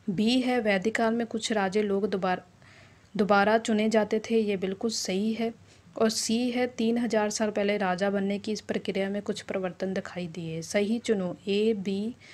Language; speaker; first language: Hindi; non-native, local second language; Punjabi